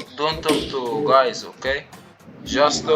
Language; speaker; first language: English; non-native, learner; Arabic